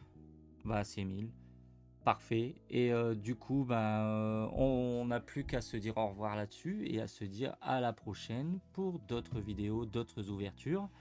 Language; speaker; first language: French; native; French